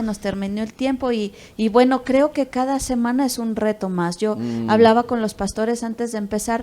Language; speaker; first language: Spanish; native; Spanish